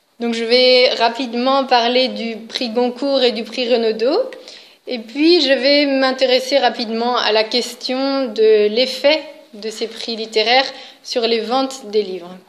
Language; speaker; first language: French; native; French